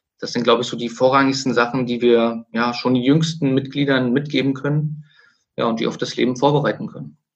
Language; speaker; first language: German; native; German